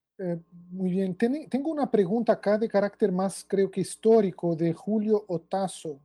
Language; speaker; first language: Spanish; non-native, fluent; Portuguese